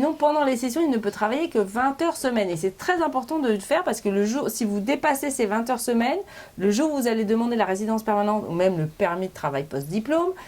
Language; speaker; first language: French; native; French